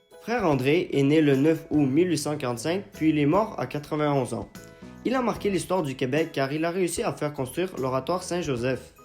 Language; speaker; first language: French; native; French